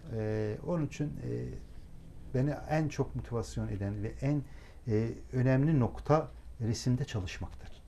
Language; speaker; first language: Turkish; non-native, local second language; Azerbaijani